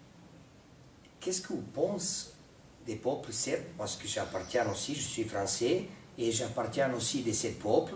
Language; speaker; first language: French; non-native, fluent; Serbian